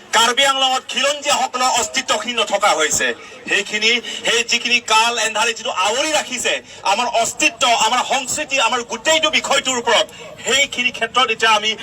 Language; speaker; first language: Assamese; non-native, local second language; Karbi